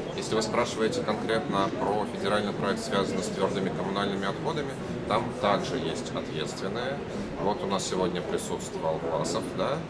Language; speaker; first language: Russian; native; Russian